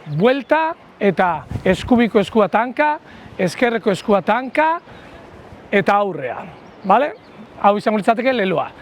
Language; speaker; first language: Basque; native; Basque